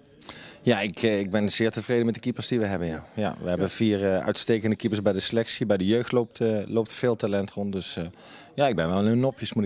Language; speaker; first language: Dutch; native; Dutch